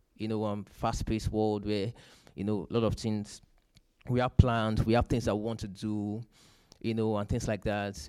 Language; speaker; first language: English; non-native, local second language; Yoruba